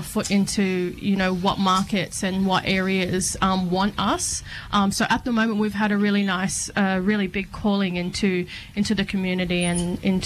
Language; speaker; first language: English; native; English